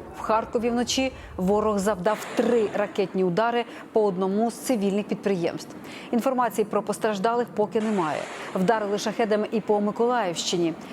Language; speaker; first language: Ukrainian; native; Ukrainian